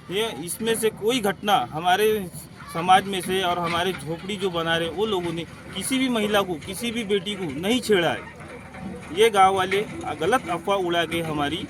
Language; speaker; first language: Hindi; native; Hindi